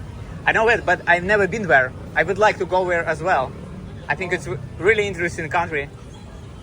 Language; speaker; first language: English; non-native, fluent; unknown